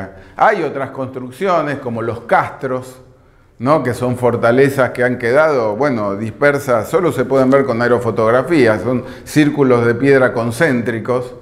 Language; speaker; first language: Spanish; native; Spanish